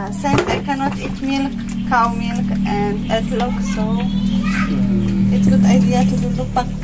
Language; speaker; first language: English; non-native, learner; Polish